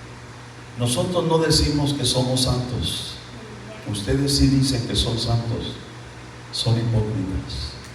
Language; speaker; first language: Spanish; native; Spanish